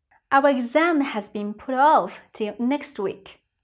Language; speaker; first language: English; non-native, fluent; Chinese